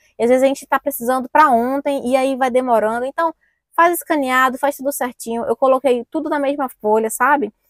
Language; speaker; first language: Portuguese; native; Portuguese